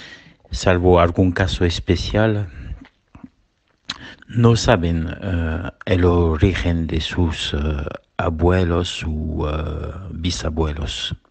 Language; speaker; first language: Spanish; early bilingual, heritage; Spanish